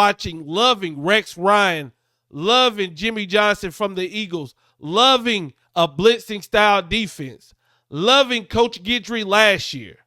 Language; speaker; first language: English; native; English